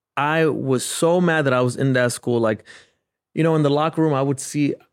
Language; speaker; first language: English; native; English